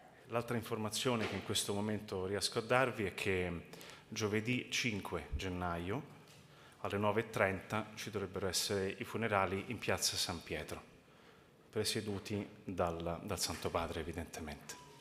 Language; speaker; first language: Italian; native; Italian